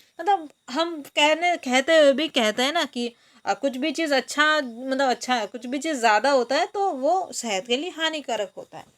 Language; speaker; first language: Hindi; non-native, local second language; Bangla